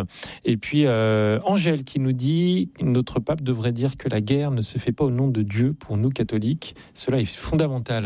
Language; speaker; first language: French; native; French